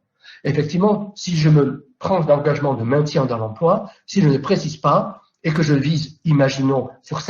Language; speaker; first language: French; native; French